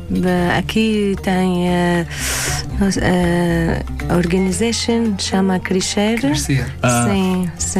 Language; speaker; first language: Portuguese; non-native, learner; Arabic